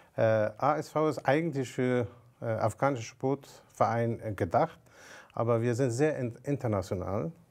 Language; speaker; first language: German; non-native, fluent; Persian